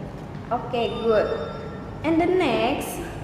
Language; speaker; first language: English; non-native, learner; Indonesian